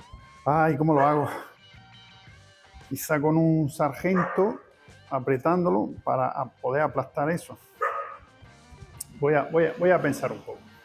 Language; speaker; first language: Spanish; native; Spanish